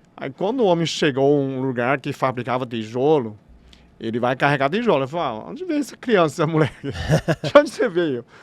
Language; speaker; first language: Portuguese; non-native, fluent; Chinese